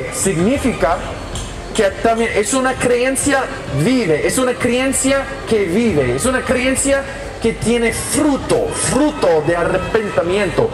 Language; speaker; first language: Spanish; non-native, learner; English